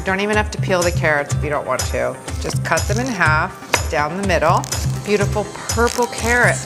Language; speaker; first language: English; native; English